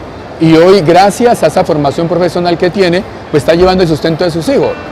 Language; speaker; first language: Spanish; native; Spanish